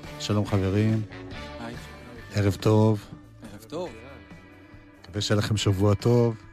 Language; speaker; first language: Hebrew; native; Hebrew